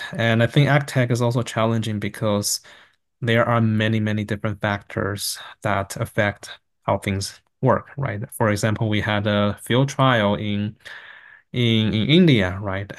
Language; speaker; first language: English; non-native, fluent; Chinese